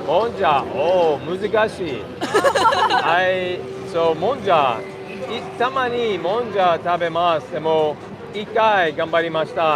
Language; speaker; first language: Japanese; non-native, learner; English